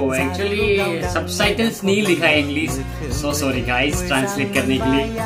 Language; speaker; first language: Hindi; non-native, local second language; Kok Borok